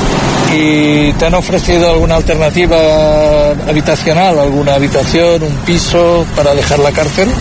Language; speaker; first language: Spanish; native; Spanish